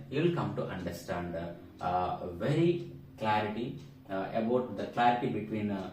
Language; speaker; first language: English; non-native, local second language; Telugu